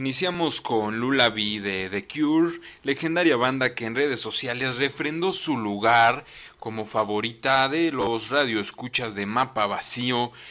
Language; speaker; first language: Spanish; native; Spanish